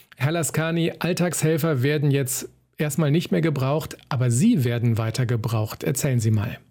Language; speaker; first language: German; native; German